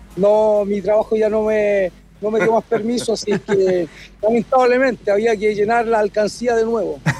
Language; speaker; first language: Spanish; native; Spanish